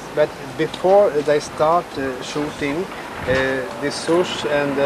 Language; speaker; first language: English; non-native, fluent; Swedish